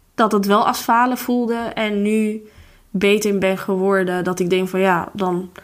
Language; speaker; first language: Dutch; non-native, fluent; Albanian